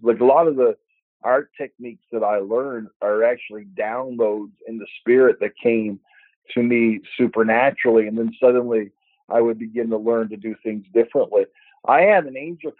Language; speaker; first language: English; native; English